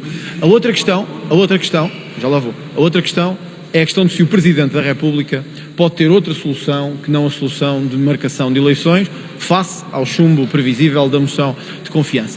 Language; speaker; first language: Portuguese; native; Portuguese